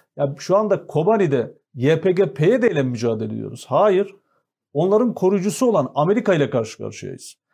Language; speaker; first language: Turkish; native; Turkish